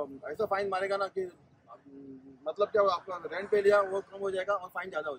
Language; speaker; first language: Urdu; non-native, local second language; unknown